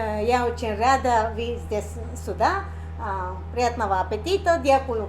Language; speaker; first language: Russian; non-native, learner; Georgian